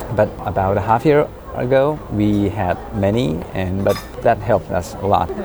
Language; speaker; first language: English; non-native, fluent; Japanese